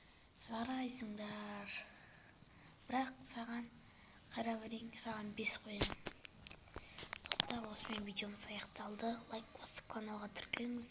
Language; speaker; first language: Kazakh; native; Kazakh